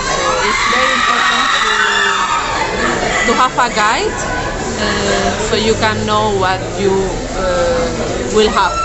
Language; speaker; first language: English; non-native, fluent; Spanish